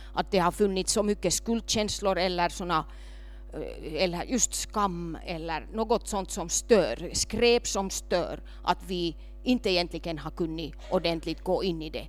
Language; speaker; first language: Swedish; non-native, local second language; Finnish